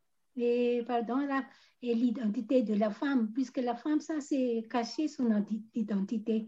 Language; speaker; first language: French; non-native, local second language; Malagasy